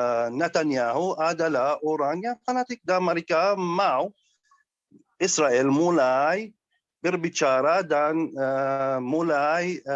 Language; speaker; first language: Indonesian; non-native, fluent; Arabic